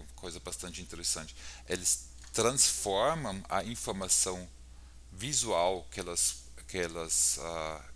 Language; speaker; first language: Portuguese; non-native, fluent; German